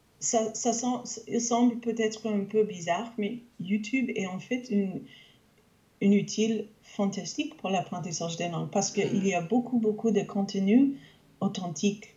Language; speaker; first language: French; non-native, fluent; English